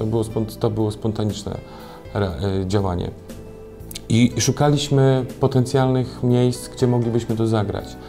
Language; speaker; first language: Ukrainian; non-native, learner; Polish